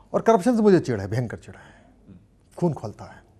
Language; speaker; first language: Hindi; native; Hindi